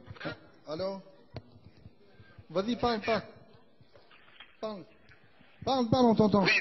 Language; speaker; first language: Hebrew; non-native, learner; French